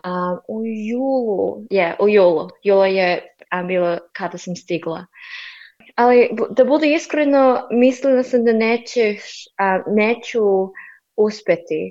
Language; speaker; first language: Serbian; non-native, learner; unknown